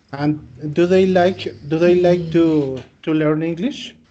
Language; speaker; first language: English; non-native, fluent; Spanish